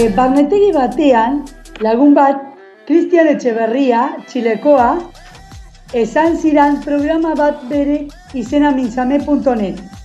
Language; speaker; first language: Basque; non-native, learner; Spanish